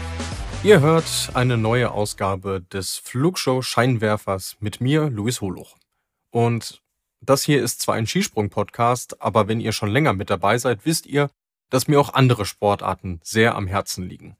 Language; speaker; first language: German; native; German